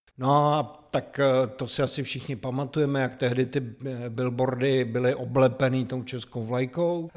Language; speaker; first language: Czech; native; Czech